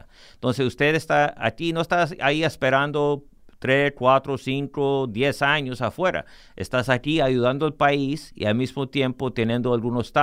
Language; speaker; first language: Spanish; early bilingual, heritage; English